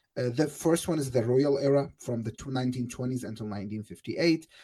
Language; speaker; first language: English; non-native, fluent; Arabic